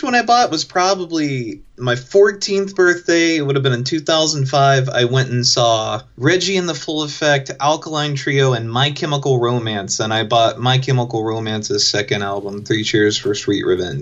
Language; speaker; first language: English; native; English